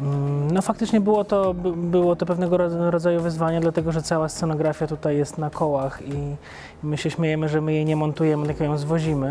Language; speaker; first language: Polish; native; Polish